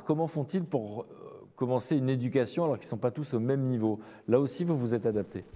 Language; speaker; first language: French; native; French